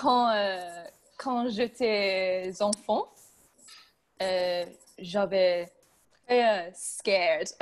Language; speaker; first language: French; non-native, learner; English